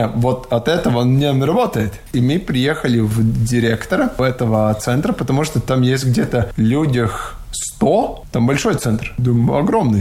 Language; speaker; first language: Russian; non-native, local second language; Latvian